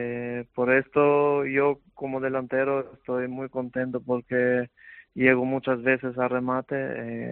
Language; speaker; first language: Spanish; non-native, fluent; Albanian